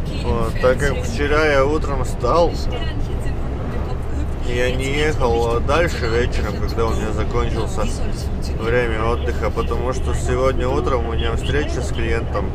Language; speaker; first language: Russian; non-native, fluent; Latvian